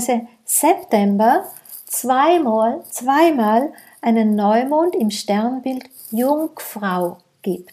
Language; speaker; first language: German; native; German